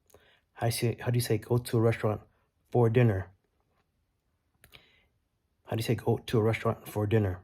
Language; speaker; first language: English; early bilingual, other home language; Vietnamese